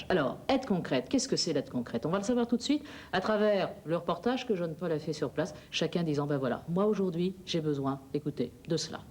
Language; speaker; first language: French; native; French